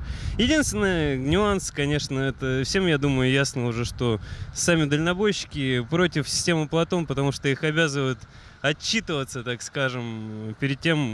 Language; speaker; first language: Russian; native; Russian